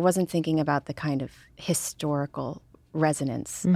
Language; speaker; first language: English; native; English